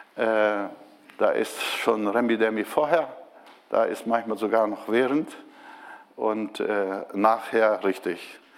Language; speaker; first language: German; non-native, fluent; Portuguese